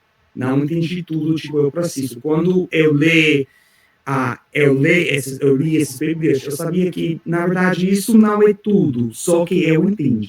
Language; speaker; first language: Portuguese; non-native, learner; English